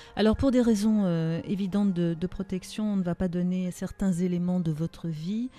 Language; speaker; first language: French; native; French